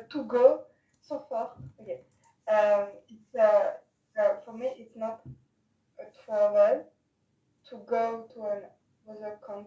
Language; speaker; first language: English; non-native, learner; French